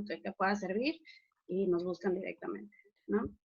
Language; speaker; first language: Spanish; native; Spanish